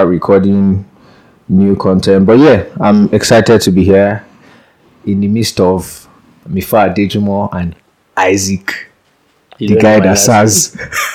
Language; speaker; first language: English; non-native, local second language; Yoruba